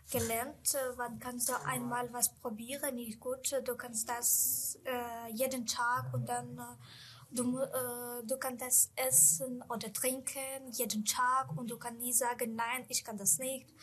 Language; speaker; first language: German; non-native, learner; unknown